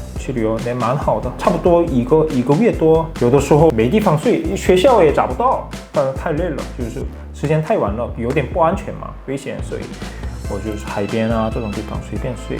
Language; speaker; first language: Chinese; non-native, fluent; Korean